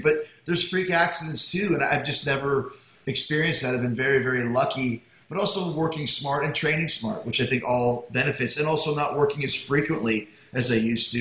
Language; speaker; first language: English; native; English